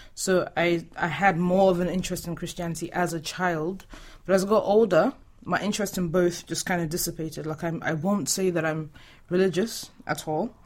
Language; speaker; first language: English; non-native, local second language; Yoruba